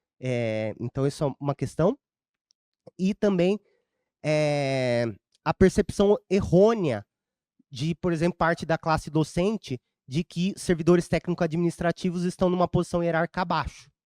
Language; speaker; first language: Portuguese; native; Portuguese